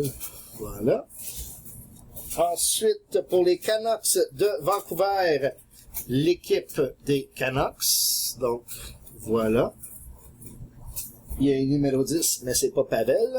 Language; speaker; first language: French; native; French